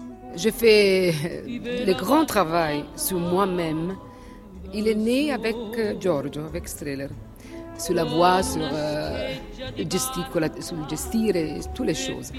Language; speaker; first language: French; non-native, fluent; Italian